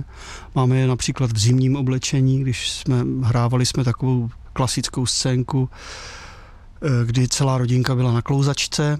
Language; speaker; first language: Czech; native; Czech